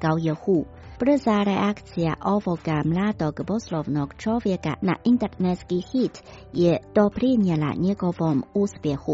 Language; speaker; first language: Croatian; non-native, fluent; Chinese